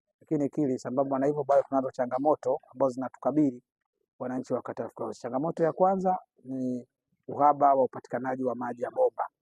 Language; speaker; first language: Swahili; native; Swahili